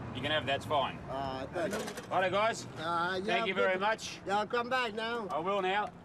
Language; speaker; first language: English; native; English